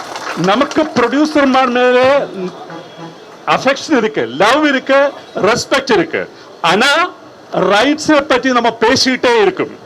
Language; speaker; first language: Tamil; non-native, learner; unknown